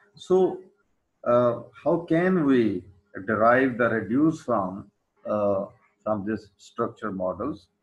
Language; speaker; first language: English; non-native, local second language; Urdu